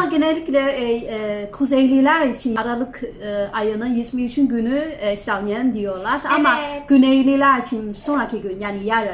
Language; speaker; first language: Turkish; non-native, fluent; Chinese